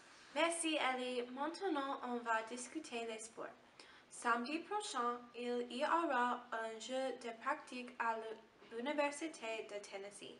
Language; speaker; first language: French; non-native, learner; English